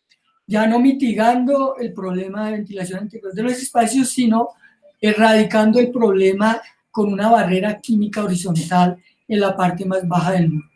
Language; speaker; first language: Spanish; native; Spanish